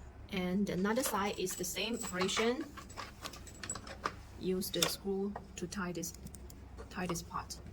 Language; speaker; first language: English; non-native, learner; Chinese